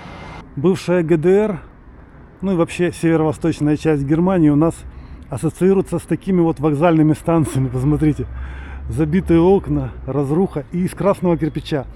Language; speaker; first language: Russian; native; Russian